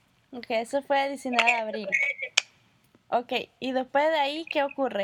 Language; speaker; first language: Spanish; early bilingual, heritage; Spanish